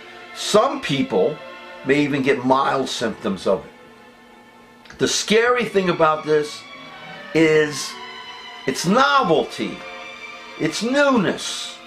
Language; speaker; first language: English; native; English